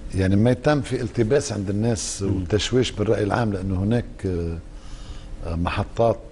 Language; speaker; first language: Arabic; native; Arabic